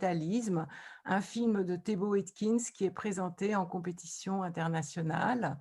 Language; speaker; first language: French; native; French